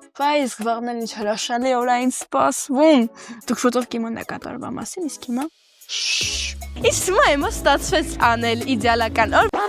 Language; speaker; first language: Armenian; early bilingual, heritage; Armenian